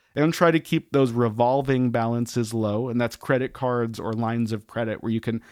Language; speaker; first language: English; native; English